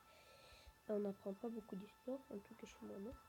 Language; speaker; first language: French; native; French